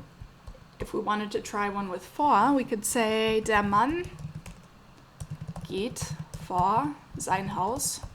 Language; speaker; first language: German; non-native, fluent; English